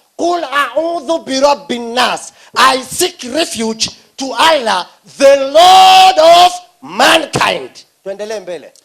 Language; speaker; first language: Swahili; non-native, local second language; Somali